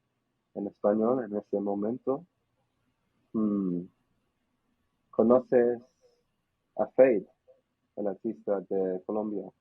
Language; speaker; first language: Spanish; non-native, learner; English